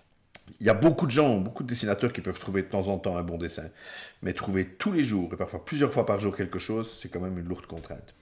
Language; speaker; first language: French; native; French